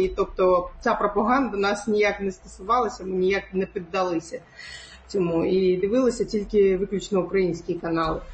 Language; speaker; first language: Ukrainian; non-native, local second language; Crimean Tatar